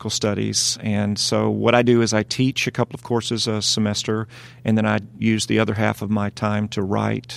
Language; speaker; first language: English; native; English